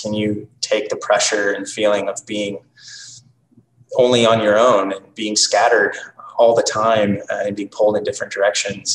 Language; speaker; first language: English; native; English